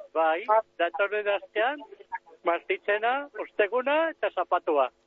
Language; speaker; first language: Basque; native; Basque